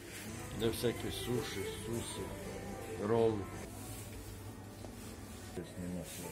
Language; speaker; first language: Russian; native; Russian